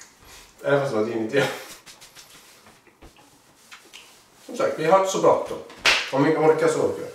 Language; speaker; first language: Swedish; native; Swedish